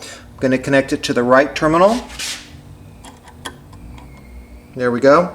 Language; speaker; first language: English; native; English